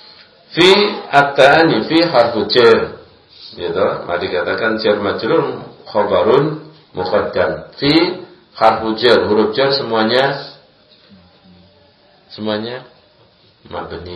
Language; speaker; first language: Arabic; non-native, fluent; Indonesian